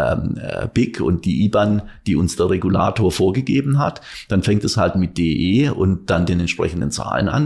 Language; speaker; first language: German; native; German